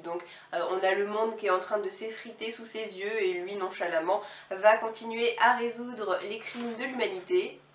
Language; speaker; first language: French; native; French